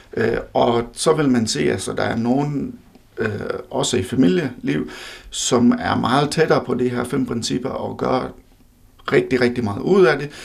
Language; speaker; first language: Danish; non-native, fluent; Hindi